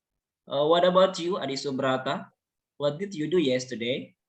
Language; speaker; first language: English; non-native, learner; Indonesian